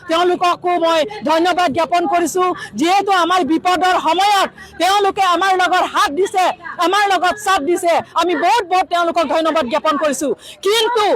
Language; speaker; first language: Assamese; non-native, local second language; Karbi